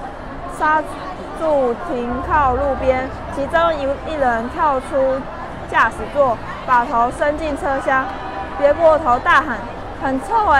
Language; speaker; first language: Chinese; native; Chinese